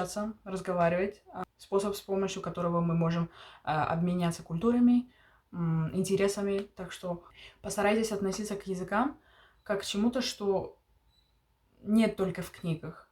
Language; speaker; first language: Russian; early bilingual, heritage; Russian